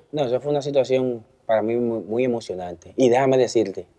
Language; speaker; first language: Spanish; native; Spanish